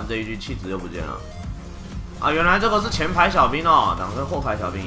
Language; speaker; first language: Chinese; native; Chinese